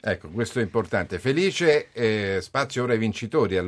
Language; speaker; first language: Italian; native; Italian